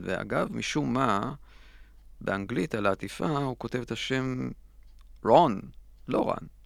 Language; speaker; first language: Hebrew; native; Hebrew